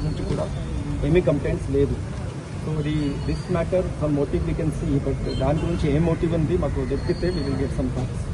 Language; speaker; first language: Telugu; non-native, local second language; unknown